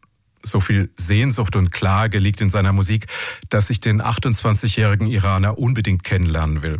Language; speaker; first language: German; native; German